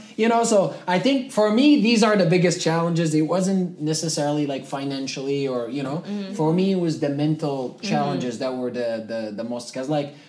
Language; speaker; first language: English; non-native, fluent; Central Atlas Tamazight